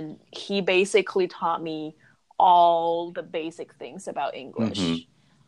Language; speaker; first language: English; non-native, fluent; Chinese